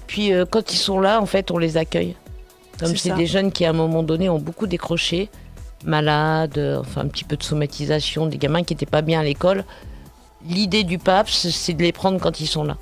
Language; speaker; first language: French; native; French